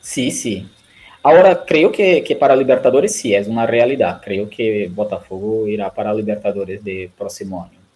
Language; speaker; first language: Spanish; non-native, learner; Portuguese